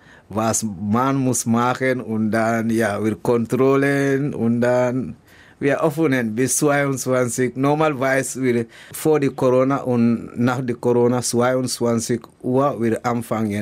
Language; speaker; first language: German; non-native, learner; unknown